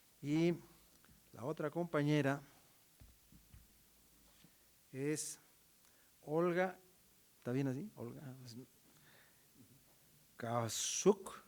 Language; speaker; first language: Spanish; native; Spanish